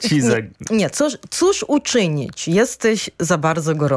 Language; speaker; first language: Polish; non-native, fluent; Ukrainian